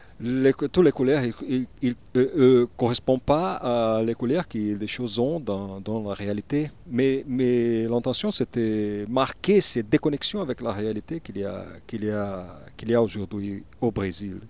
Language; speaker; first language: French; non-native, learner; Portuguese